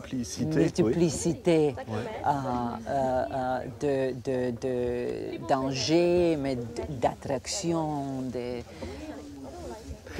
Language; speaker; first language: French; non-native, fluent; Croatian